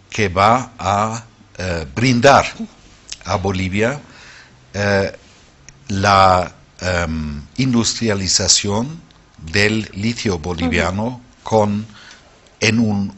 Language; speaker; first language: Spanish; non-native, fluent; German